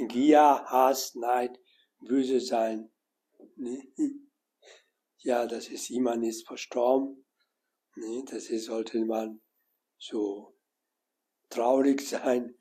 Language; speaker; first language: German; non-native, learner; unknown